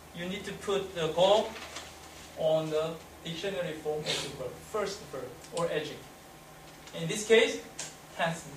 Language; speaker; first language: English; non-native, fluent; Korean